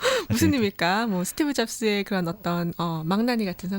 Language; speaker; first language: Korean; native; Korean